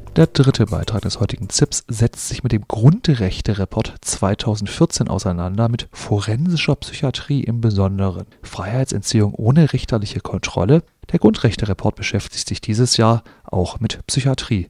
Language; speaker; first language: German; native; German